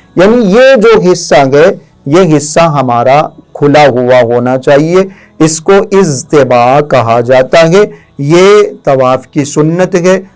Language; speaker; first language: Urdu; native; Urdu